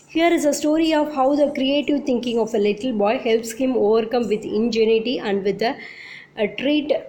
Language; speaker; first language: English; non-native, local second language; Tamil